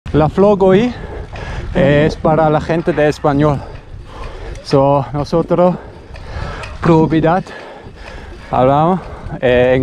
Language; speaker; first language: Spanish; non-native, learner; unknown